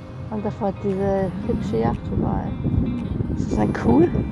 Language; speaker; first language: German; native; German